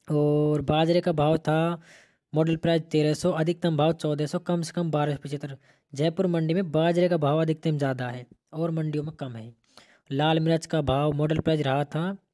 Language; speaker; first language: Hindi; native; Hindi